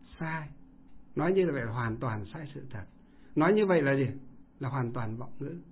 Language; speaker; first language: Vietnamese; native; Vietnamese